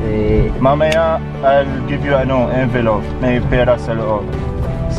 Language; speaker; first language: Filipino; non-native, learner; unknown